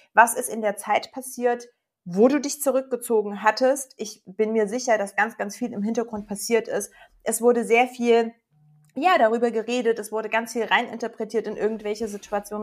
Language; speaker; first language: German; native; German